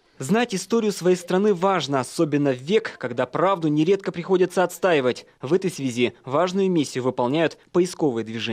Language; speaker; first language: Russian; native; Russian